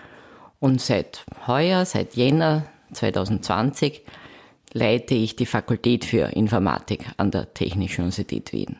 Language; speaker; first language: German; native; German